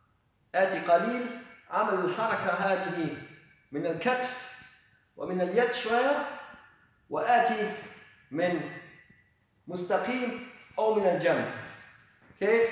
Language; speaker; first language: Arabic; non-native, learner; Polish